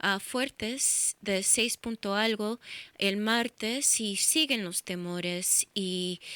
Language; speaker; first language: Spanish; early bilingual, heritage; English